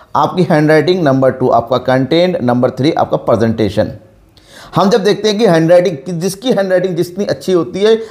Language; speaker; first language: Hindi; native; Hindi